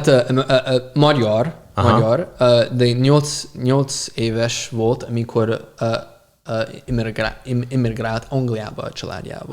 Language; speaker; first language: Hungarian; non-native, fluent; English